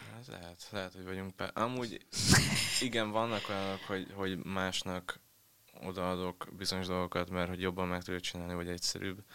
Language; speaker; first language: Hungarian; native; Hungarian